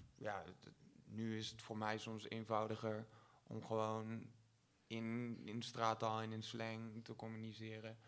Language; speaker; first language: Dutch; native; Dutch